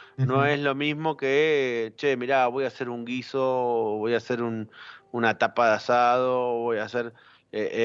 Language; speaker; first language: Spanish; native; Spanish